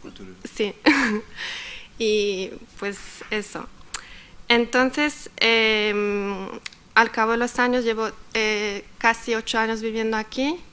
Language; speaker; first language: Spanish; non-native, fluent; Arabic